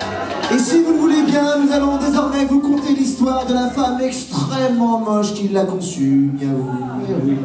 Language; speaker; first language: French; native; French